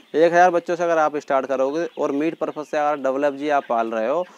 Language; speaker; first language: Hindi; native; Hindi